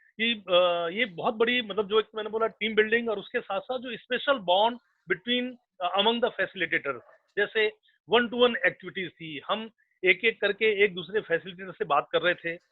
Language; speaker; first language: Hindi; native; Hindi